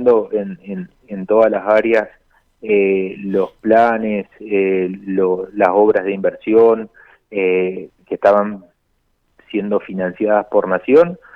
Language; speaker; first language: Spanish; native; Spanish